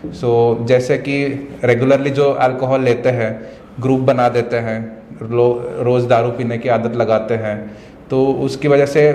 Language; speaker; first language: Hindi; non-native, local second language; Kannada